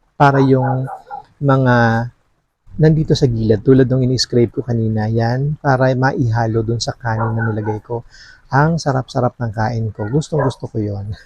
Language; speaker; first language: Filipino; non-native, local second language; Bikol